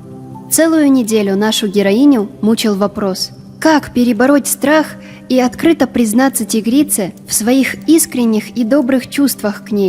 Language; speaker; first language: Russian; native; Russian